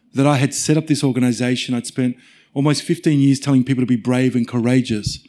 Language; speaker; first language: English; native; English